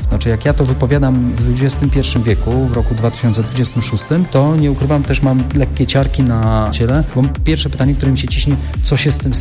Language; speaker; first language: Polish; native; Polish